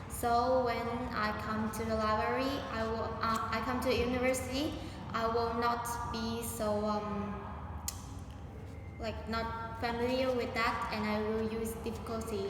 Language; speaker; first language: English; non-native, learner; Vietnamese